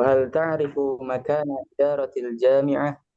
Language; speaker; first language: Arabic; non-native, learner; Indonesian